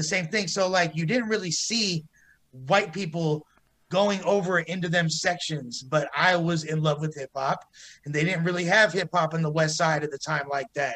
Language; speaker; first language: English; native; English